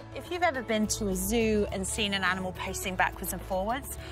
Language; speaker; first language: English; native; English